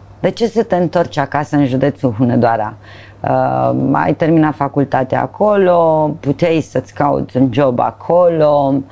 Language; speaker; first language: Romanian; native; Romanian